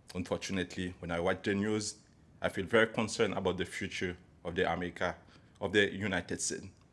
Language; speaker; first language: English; non-native, fluent; Haitian Creole